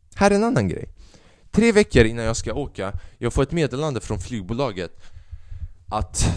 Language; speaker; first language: Swedish; early bilingual, other home language; Albanian